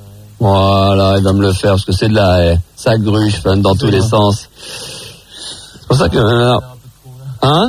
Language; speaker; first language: French; native; French